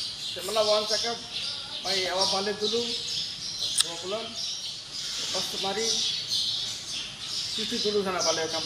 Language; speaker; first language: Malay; non-native, learner; Bangla